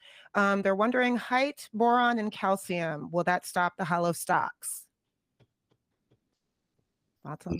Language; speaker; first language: English; native; English